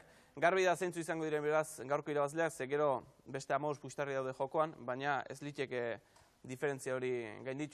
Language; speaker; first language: Basque; native; Basque